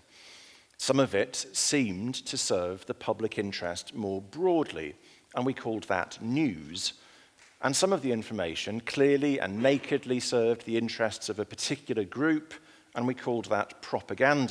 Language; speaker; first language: English; native; English